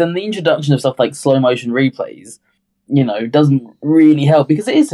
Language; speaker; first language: English; native; English